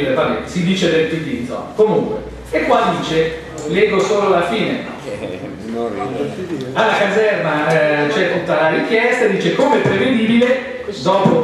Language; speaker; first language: Italian; native; Italian